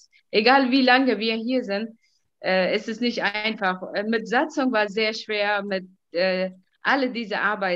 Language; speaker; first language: German; non-native, fluent; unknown